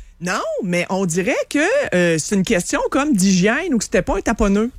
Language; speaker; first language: French; native; French